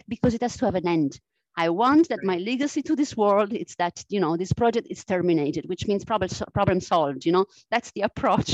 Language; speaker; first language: English; non-native, fluent; Italian